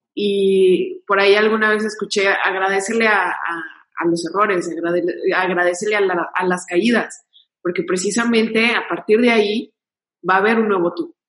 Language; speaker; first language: Spanish; native; Spanish